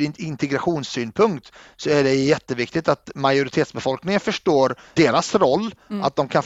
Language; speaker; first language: Swedish; early bilingual, other home language; Arabic